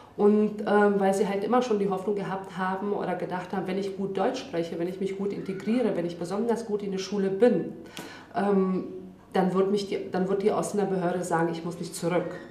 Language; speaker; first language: German; native; German